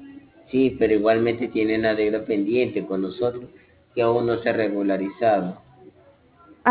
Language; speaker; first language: Spanish; native; Spanish